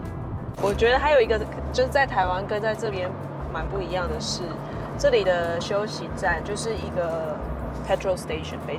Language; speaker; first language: Chinese; native; Chinese